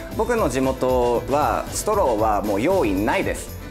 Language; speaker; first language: Japanese; non-native, fluent; English